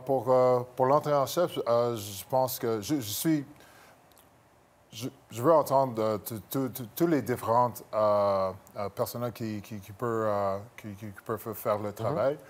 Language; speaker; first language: French; non-native, local second language; English